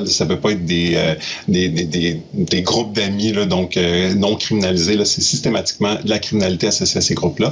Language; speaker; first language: French; native; French